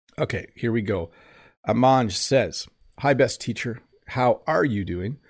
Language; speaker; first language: English; native; English